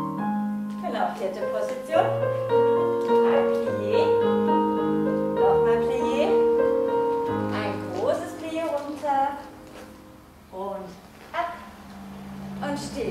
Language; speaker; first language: German; native; German